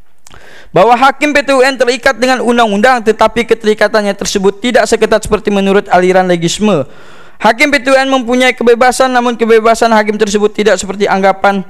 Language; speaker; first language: Indonesian; native; Indonesian